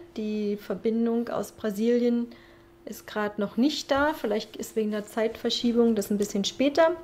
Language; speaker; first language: German; native; German